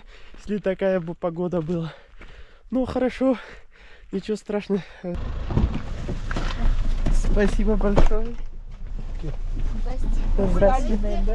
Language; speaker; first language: Russian; non-native, learner; Urdu